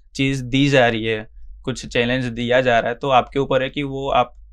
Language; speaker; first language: Hindi; non-native, local second language; Gujarati